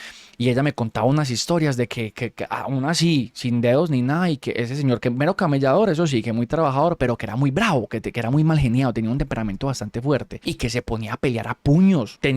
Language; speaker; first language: Spanish; native; Spanish